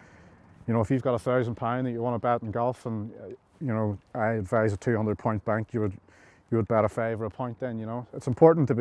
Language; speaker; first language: English; native; English